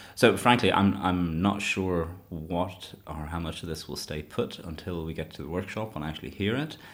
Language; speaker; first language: English; native; English